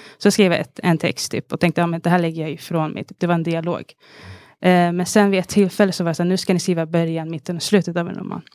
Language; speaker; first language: Swedish; early bilingual, other home language; Arabic